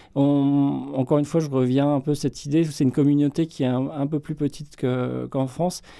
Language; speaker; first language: French; native; French